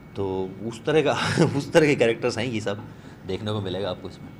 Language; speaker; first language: Hindi; native; Hindi